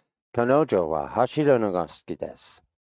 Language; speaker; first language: Japanese; non-native, learner; English